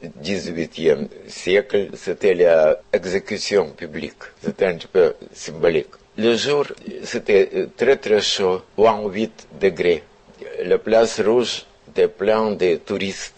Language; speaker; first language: French; non-native, fluent; Russian